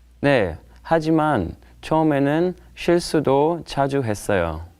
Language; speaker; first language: Korean; non-native, learner; English